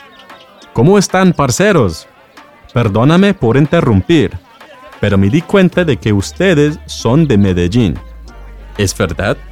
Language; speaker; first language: Spanish; non-native, fluent; English